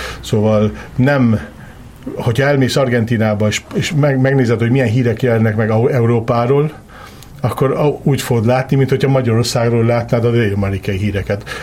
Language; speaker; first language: Hungarian; early bilingual, heritage; Hungarian